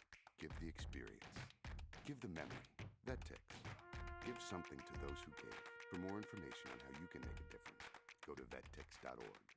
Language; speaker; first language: English; native; English